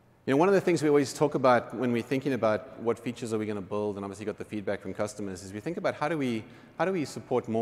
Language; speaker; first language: English; native; English